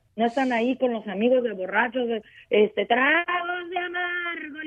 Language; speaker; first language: Spanish; native; Spanish